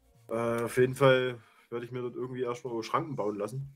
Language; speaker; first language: German; native; German